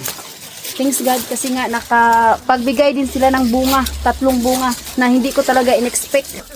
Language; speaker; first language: Filipino; native; Filipino